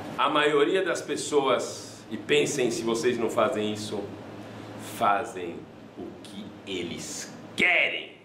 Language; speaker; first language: Portuguese; non-native, fluent; French